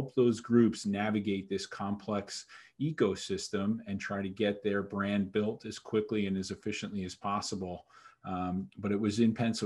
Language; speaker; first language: English; native; English